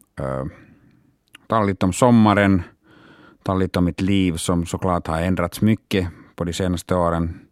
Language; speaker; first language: Swedish; non-native, local second language; Finnish